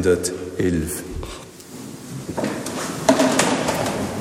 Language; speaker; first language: German; native; German